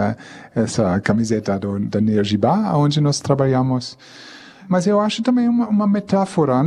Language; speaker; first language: Portuguese; non-native, fluent; German